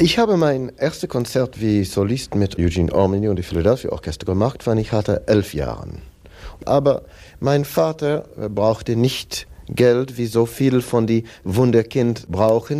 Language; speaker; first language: German; non-native, fluent; English